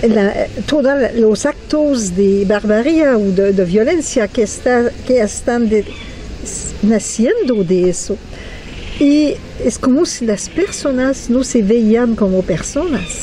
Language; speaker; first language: Spanish; non-native, fluent; French